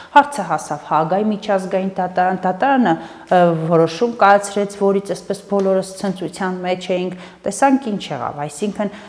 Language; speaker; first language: Armenian; native; Armenian